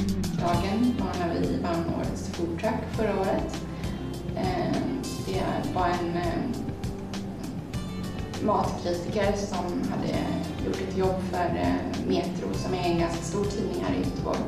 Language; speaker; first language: Swedish; early bilingual, other home language; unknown